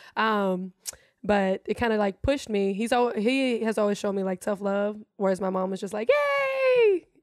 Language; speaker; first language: English; non-native, fluent; German